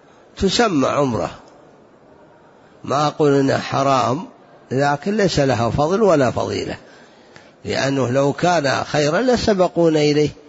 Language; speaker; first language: Arabic; native; Arabic